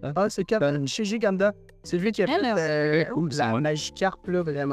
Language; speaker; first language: French; native; French